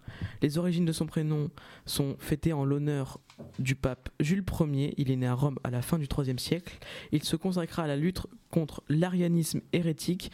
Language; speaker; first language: French; native; French